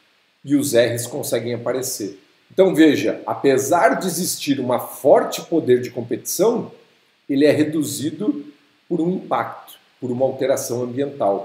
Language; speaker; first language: Portuguese; native; Portuguese